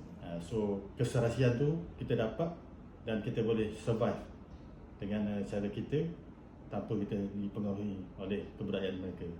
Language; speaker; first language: Malay; native; Malay